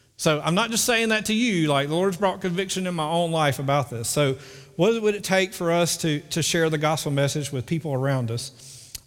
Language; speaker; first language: English; native; English